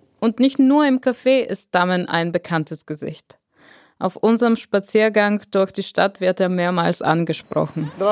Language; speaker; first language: German; non-native, fluent; Bulgarian